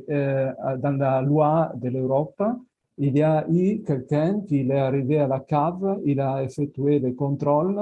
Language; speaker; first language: French; non-native, fluent; Italian